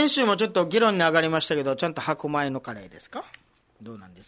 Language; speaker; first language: Japanese; native; Japanese